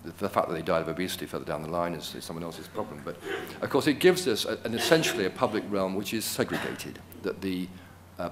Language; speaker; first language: English; native; English